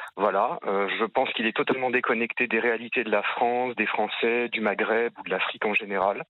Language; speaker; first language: French; native; French